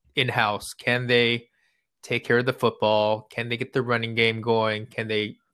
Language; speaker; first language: English; native; English